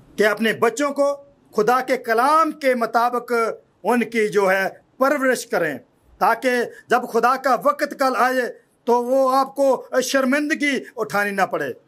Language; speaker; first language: Urdu; non-native, local second language; Punjabi